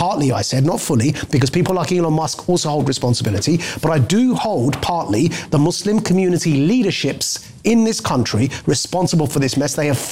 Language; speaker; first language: English; native; English